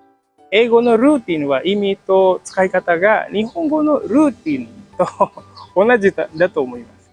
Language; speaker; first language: Japanese; non-native, fluent; Indonesian